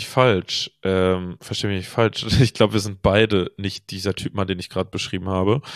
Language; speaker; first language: German; native; German